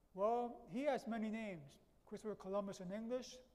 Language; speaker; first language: English; native; English